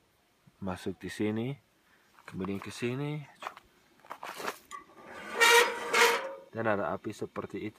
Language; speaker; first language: Indonesian; non-native, fluent; English